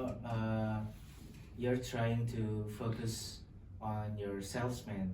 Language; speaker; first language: English; non-native, local second language; Indonesian